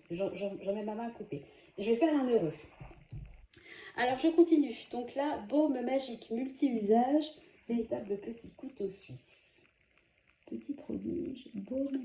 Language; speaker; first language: French; native; French